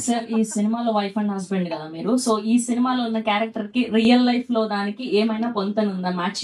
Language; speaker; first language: Telugu; native; Telugu